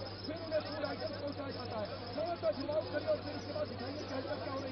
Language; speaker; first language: Hindi; native; Hindi